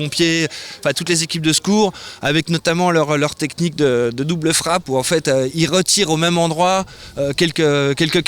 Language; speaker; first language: French; native; French